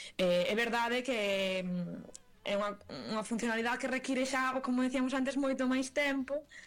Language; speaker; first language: Galician; native; Galician